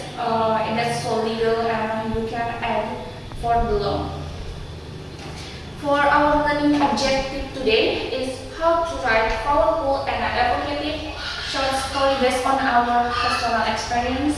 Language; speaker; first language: English; non-native, learner; Indonesian